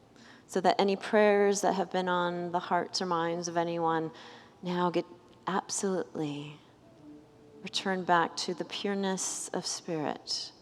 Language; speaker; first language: English; native; English